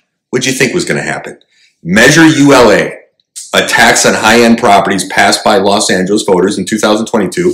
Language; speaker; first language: English; native; English